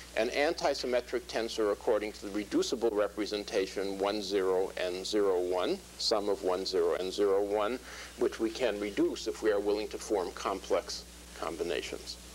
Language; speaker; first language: English; native; English